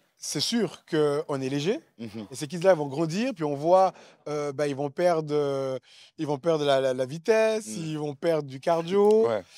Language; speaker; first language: French; native; French